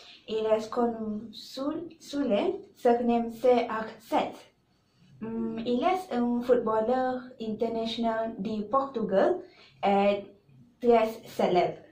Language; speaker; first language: French; non-native, learner; Malay